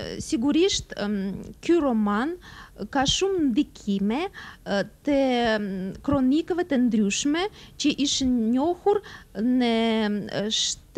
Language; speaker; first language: Albanian; non-native, fluent; Russian